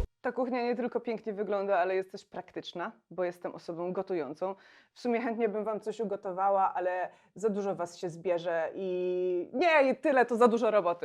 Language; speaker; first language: Polish; native; Polish